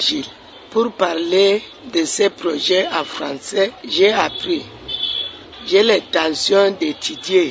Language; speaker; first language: French; non-native, learner; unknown